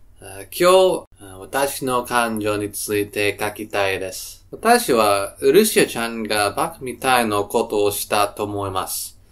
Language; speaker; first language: Japanese; non-native, learner; English